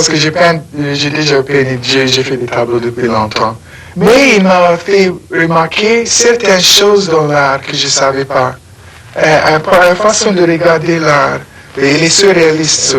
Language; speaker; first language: French; non-native, fluent; English